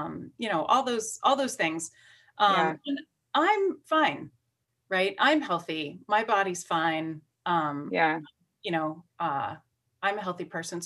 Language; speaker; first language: English; native; English